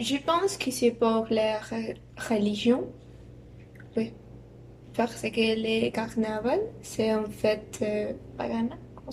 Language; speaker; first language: French; non-native, learner; Spanish